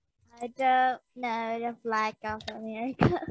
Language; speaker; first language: English; non-native, learner; Vietnamese